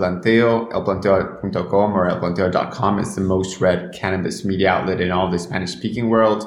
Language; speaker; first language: English; non-native, fluent; Spanish